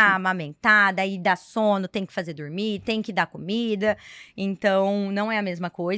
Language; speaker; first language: Portuguese; native; Portuguese